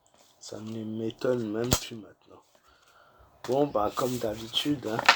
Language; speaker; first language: French; native; French